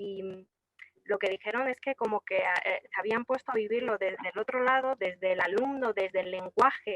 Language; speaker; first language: Spanish; native; Spanish